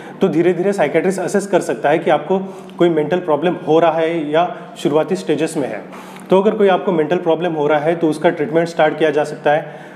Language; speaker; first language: Hindi; non-native, local second language; Marathi